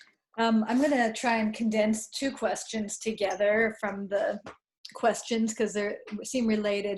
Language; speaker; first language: English; native; English